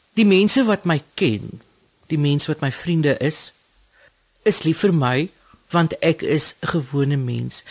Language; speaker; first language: Afrikaans; native; Afrikaans